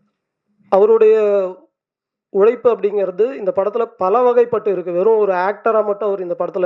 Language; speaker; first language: Tamil; native; Tamil